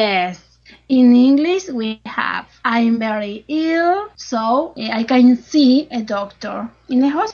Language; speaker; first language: English; non-native, learner; Spanish